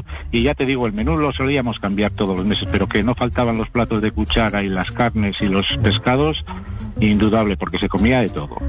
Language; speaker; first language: Spanish; native; Spanish